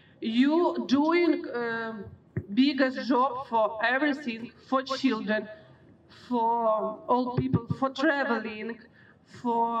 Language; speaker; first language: English; non-native, learner; Ukrainian